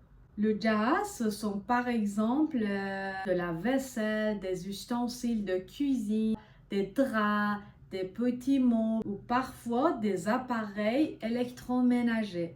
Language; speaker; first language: French; non-native, fluent; Persian